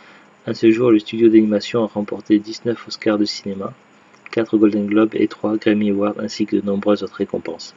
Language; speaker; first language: French; native; French